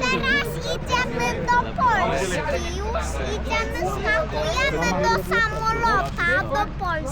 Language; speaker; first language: Polish; early bilingual, heritage; Polish